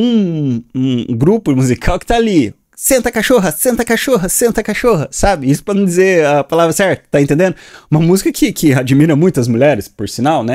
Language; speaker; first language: Portuguese; native; Portuguese